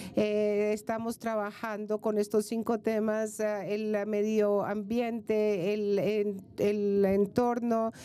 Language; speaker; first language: Spanish; non-native, fluent; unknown